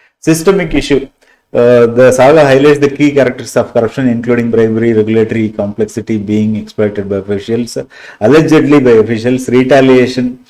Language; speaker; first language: English; non-native, local second language; Tamil